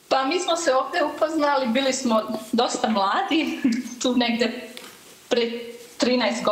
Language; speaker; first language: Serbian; early bilingual, heritage; Serbian